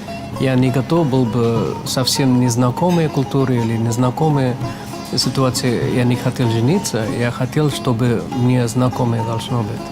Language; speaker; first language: Russian; non-native, fluent; Tamil